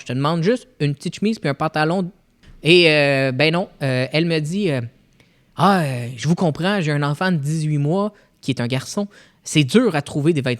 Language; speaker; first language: French; native; French